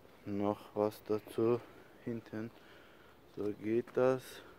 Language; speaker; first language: German; non-native, learner; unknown